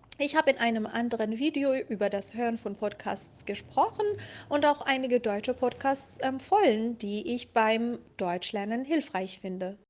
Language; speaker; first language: German; non-native, fluent; Persian